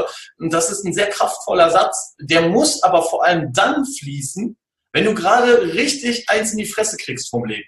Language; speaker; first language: German; native; German